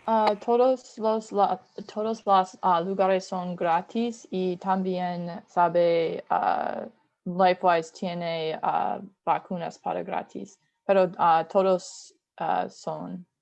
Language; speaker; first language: Spanish; non-native, learner; English